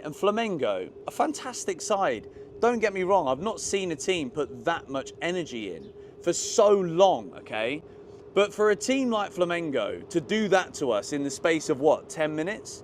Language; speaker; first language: English; native; English